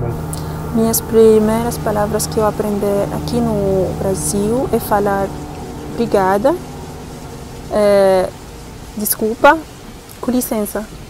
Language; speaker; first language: Portuguese; non-native, learner; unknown